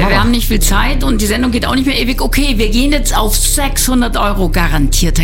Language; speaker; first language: German; native; German